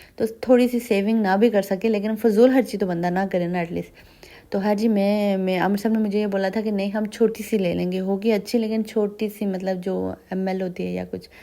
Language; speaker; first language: Hindi; non-native, local second language; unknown